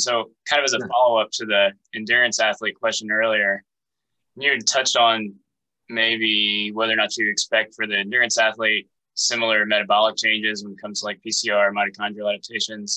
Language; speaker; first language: English; native; English